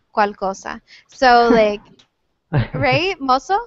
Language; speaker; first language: English; native; English